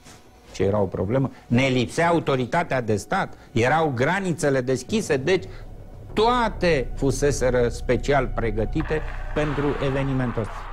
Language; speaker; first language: Romanian; native; Romanian